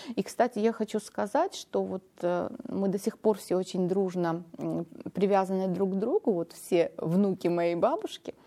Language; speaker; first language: Russian; non-native, local second language; Armenian